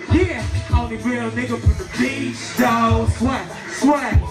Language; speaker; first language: English; native; English